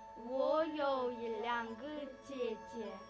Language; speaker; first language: Chinese; non-native, learner; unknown